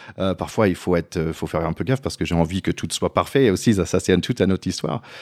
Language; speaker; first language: French; non-native, fluent; English